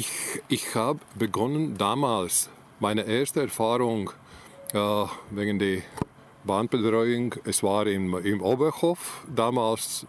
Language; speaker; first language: German; non-native, learner; Latvian